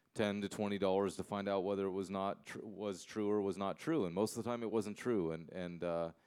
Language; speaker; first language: English; native; English